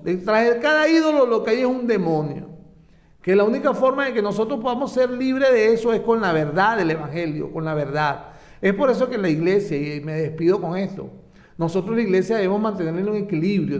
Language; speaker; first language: Spanish; native; Spanish